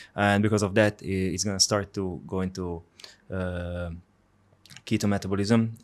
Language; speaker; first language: English; non-native, fluent; Hungarian